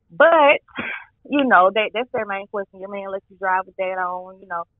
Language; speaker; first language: English; native; English